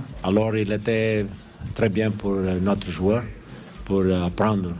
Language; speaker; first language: French; non-native, fluent; Portuguese